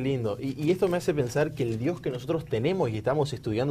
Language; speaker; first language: Spanish; native; Spanish